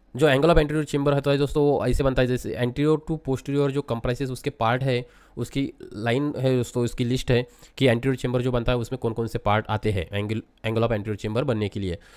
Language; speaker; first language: Hindi; non-native, local second language; Marathi